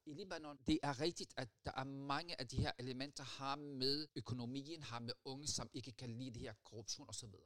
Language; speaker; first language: Danish; non-native, fluent; Arabic